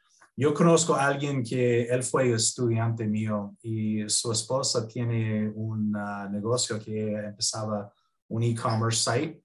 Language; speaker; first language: Spanish; non-native, fluent; English